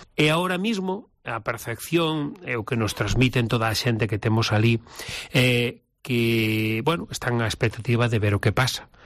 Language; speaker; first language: Galician; native; Galician